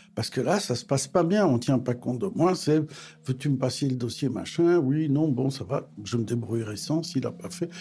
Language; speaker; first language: French; native; French